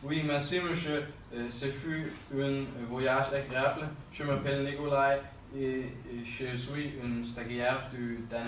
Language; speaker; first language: French; non-native, learner; Danish